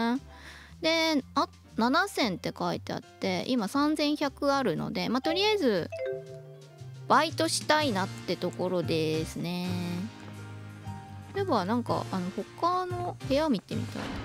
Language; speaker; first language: Japanese; native; Japanese